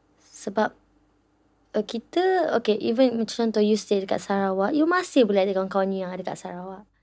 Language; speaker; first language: Malay; native; Malay